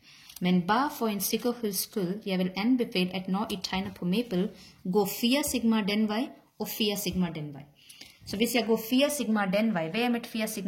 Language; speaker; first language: Danish; non-native, learner; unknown